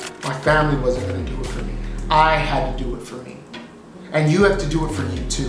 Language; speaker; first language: English; native; English